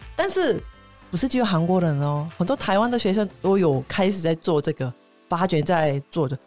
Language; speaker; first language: Chinese; non-native, fluent; Korean